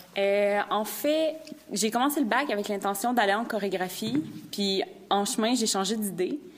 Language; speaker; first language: French; native; French